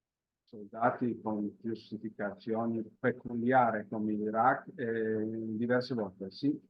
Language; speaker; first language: Italian; non-native, fluent; Polish